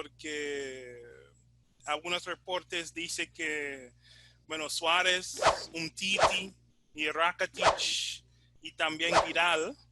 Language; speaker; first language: Spanish; non-native, fluent; English